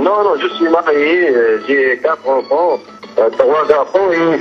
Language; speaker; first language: French; non-native, local second language; Arabic